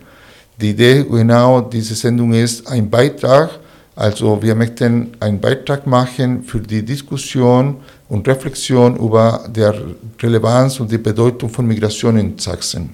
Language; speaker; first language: German; non-native, fluent; Spanish